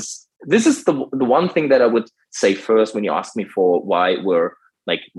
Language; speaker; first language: English; non-native, fluent; German